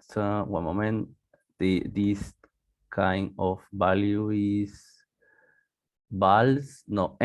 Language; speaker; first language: English; non-native, learner; Spanish